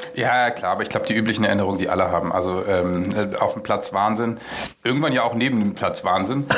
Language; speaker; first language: German; native; German